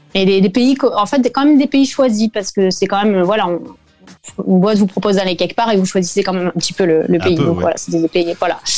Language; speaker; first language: French; native; French